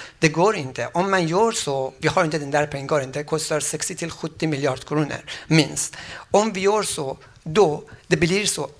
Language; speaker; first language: Swedish; non-native, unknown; Persian